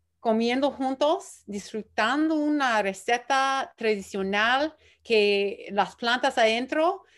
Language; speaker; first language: Spanish; early bilingual, heritage; Spanish